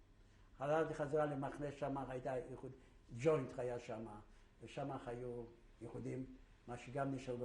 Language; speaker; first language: Hebrew; non-native, fluent; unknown